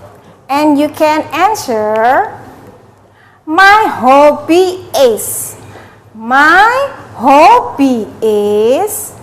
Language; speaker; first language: English; non-native, learner; Indonesian